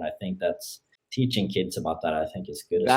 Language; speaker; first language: English; non-native, fluent; Norwegian